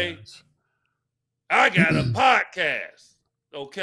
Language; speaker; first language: English; native; English